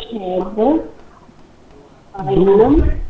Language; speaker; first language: German; non-native, learner; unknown